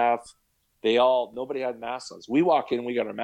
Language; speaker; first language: English; native; English